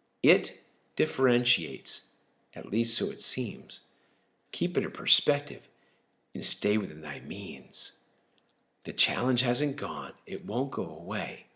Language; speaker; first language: English; native; English